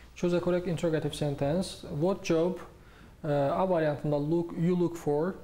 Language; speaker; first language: English; non-native, learner; Azerbaijani